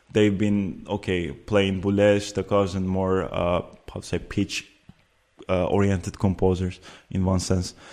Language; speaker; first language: English; non-native, fluent; Turkish